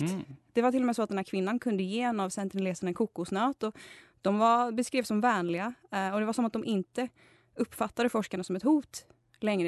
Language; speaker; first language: Swedish; native; Swedish